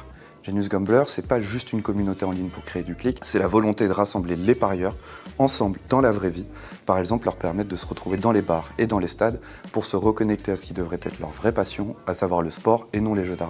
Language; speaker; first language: French; native; French